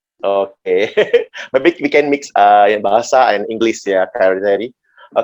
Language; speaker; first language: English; non-native, learner; Indonesian